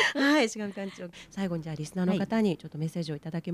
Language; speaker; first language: Japanese; native; Japanese